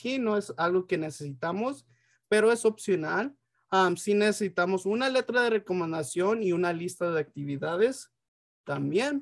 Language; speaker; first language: Spanish; early bilingual, heritage; Spanish